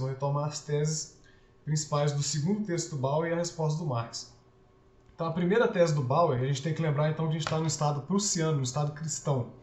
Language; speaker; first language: Portuguese; native; Portuguese